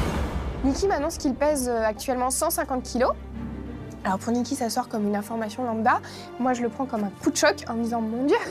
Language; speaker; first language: French; native; French